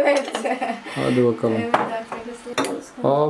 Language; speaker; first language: Turkish; non-native, learner; Indonesian